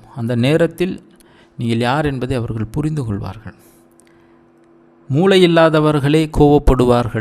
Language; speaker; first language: Tamil; native; Tamil